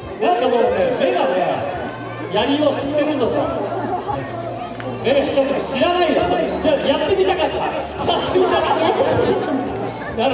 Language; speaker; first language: Japanese; native; Japanese